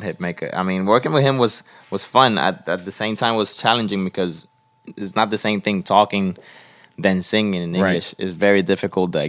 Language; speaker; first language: English; non-native, fluent; Spanish